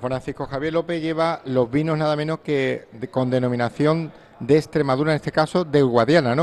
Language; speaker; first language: Spanish; native; Spanish